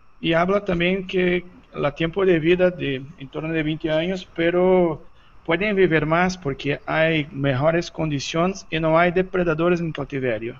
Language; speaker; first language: Spanish; non-native, learner; Portuguese